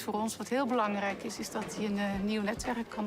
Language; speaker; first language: Dutch; native; Dutch